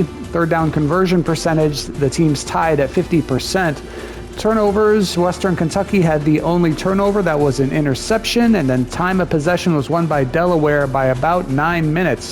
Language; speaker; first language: English; native; English